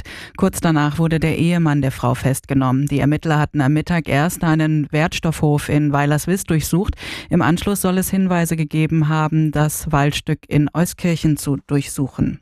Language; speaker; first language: German; native; German